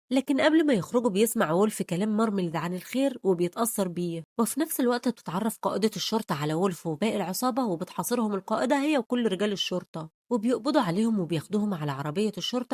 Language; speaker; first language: Arabic; native; Arabic